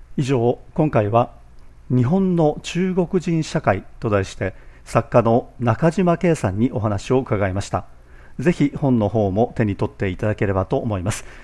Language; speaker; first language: Japanese; native; Japanese